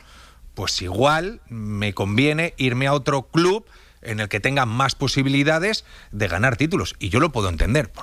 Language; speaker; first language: Spanish; native; Spanish